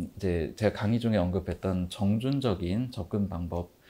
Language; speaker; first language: Korean; native; Korean